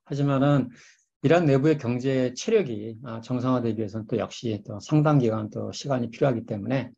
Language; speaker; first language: Korean; native; Korean